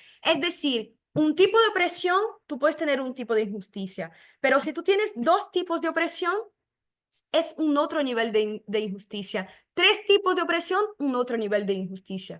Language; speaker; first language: Spanish; non-native, fluent; Portuguese